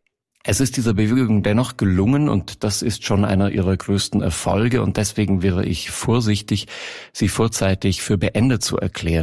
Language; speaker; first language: German; native; German